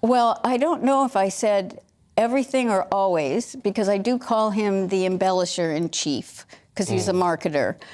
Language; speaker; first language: English; native; English